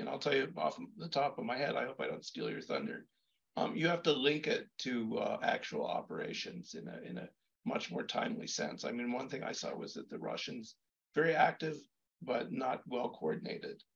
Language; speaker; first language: English; native; English